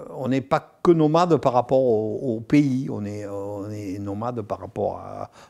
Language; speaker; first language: French; native; French